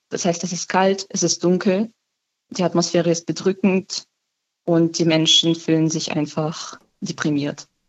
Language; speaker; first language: German; non-native, fluent; Ukrainian